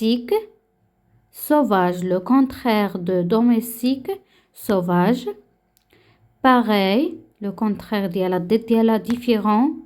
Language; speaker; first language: French; non-native, local second language; Arabic